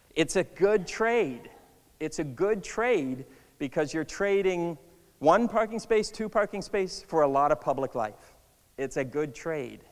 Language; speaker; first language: English; native; English